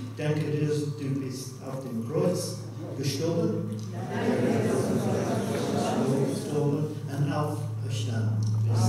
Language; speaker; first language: German; non-native, learner; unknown